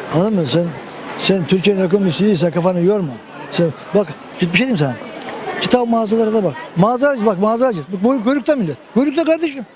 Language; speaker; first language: Turkish; native; Turkish